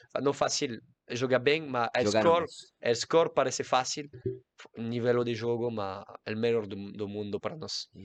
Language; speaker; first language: Portuguese; non-native, learner; French